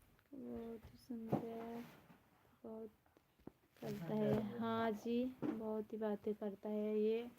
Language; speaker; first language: Hindi; non-native, local second language; Bangla